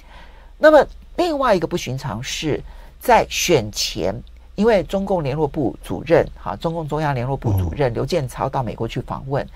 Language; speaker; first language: Chinese; native; Chinese